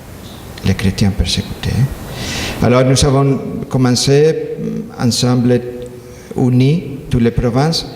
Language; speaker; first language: French; non-native, learner; Spanish